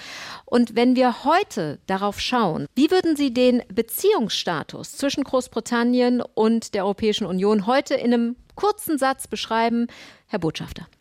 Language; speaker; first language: German; native; German